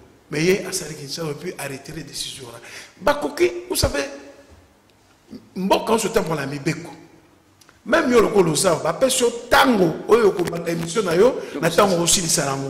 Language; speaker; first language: French; non-native, local second language; Lingala